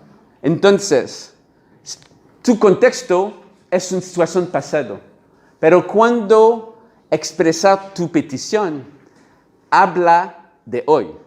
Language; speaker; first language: Spanish; non-native, learner; French